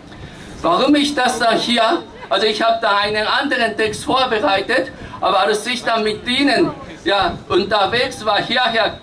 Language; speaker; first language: German; non-native, fluent; Japanese